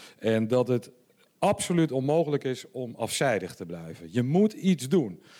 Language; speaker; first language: Dutch; native; Dutch